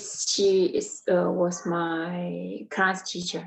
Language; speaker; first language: English; non-native, learner; Chinese